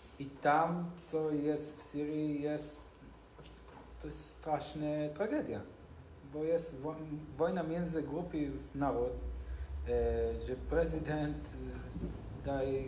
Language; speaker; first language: Polish; non-native, learner; Hebrew